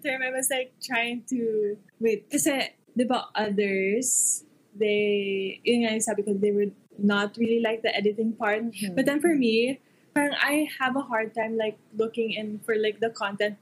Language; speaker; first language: English; non-native, local second language; Hiligaynon